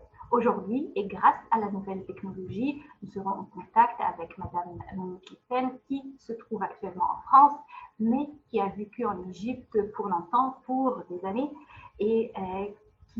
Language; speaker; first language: French; non-native, fluent; Arabic